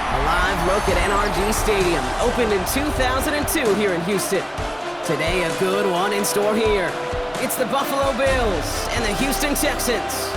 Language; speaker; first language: English; native; English